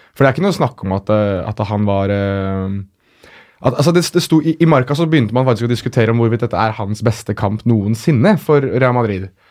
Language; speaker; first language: Norwegian; early bilingual, other home language; Arabic